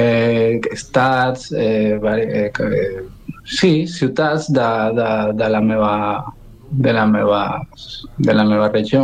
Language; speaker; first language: Catalan; non-native, learner; Spanish